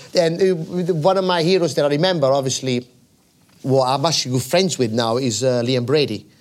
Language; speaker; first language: English; non-native, fluent; Italian